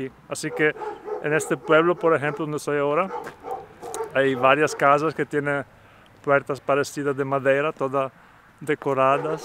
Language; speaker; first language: Spanish; non-native, fluent; Portuguese